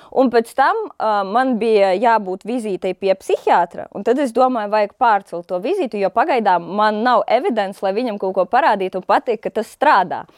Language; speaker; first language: Latvian; non-native, local second language; Russian